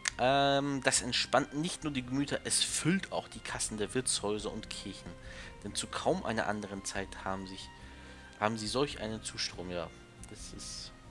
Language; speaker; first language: German; native; German